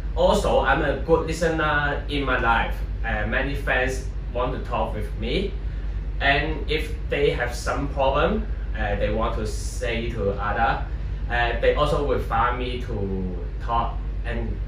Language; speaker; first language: English; non-native, local second language; Cantonese